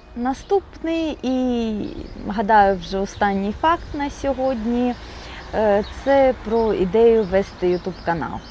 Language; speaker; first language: Ukrainian; non-native, local second language; Russian